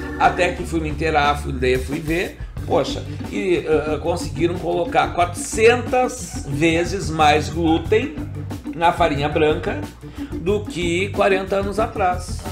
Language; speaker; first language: Portuguese; native; Portuguese